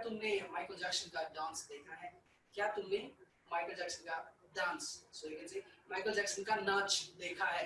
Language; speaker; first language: Hindi; non-native, learner; English